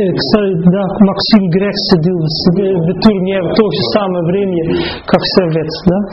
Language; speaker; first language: Russian; non-native, fluent; Dutch